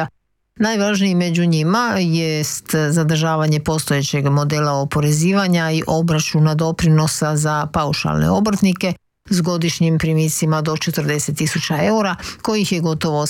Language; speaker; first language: Croatian; native; Croatian